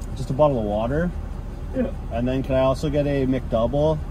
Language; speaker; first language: English; native; English